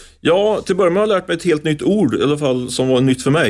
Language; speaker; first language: Swedish; native; Swedish